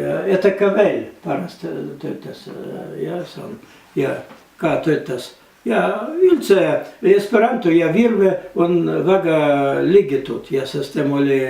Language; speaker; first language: Estonian; non-native, learner; Russian